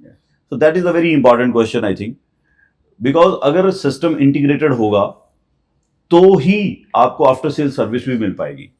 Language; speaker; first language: English; non-native, local second language; Hindi